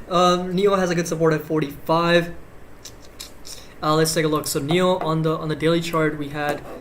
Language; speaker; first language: English; native; English